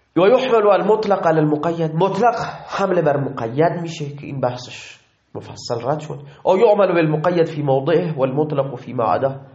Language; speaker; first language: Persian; non-native, local second language; Baluchi